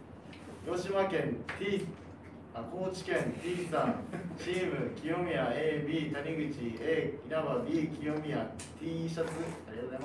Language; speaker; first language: Japanese; native; Japanese